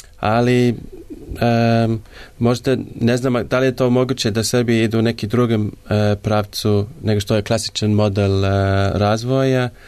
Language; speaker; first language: Serbian; non-native, learner; English